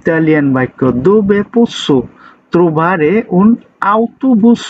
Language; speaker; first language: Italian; non-native, learner; Bangla